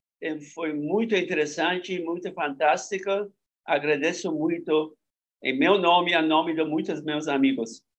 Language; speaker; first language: Portuguese; non-native, fluent; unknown